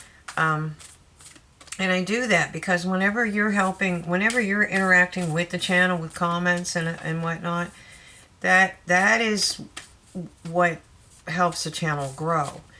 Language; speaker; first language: English; native; English